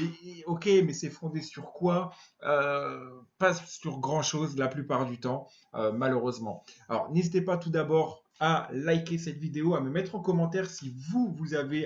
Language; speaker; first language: French; native; French